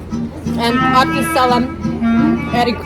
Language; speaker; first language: English; non-native, learner; Ukrainian